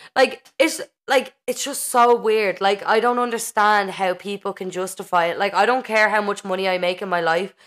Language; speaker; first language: English; native; English